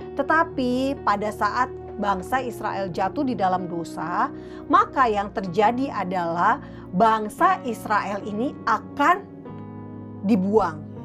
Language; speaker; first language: Indonesian; native; Indonesian